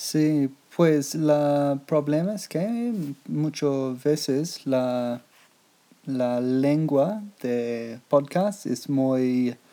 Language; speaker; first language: Spanish; non-native, learner; English